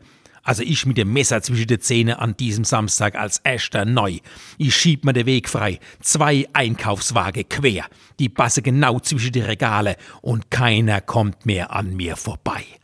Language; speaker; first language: German; native; German